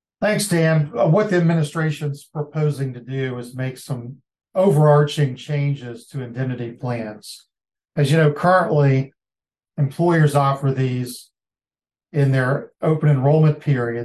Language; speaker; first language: English; native; English